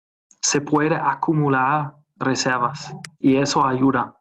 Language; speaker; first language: Spanish; non-native, fluent; German